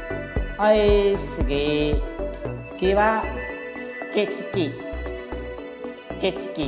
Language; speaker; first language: Japanese; non-native, fluent; Khmer